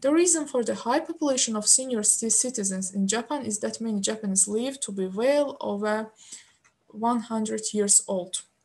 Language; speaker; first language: English; non-native, fluent; Azerbaijani